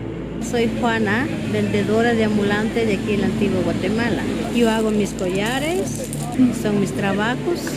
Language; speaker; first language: Spanish; non-native, local second language; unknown